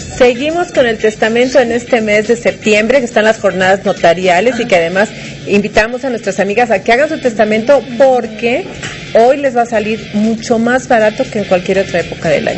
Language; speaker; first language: Spanish; native; Spanish